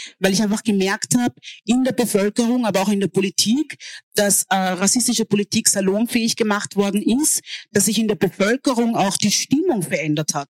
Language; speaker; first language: German; early bilingual, other home language; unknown